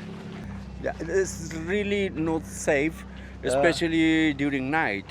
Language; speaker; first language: English; non-native, fluent; Spanish